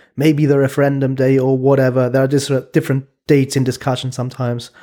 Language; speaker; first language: English; non-native, fluent; German